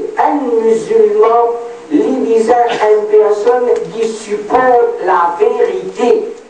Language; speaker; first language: French; non-native, local second language; Morisyen